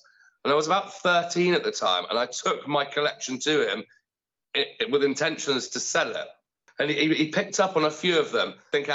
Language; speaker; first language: English; native; English